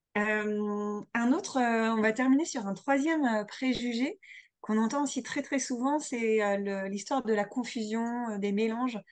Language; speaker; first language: French; native; French